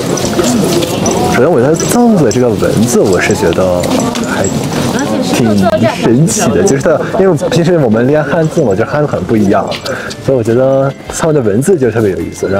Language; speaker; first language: Chinese; non-native, fluent; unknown